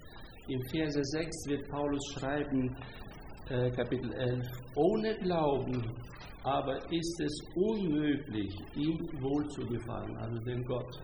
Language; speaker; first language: German; non-native, fluent; Hungarian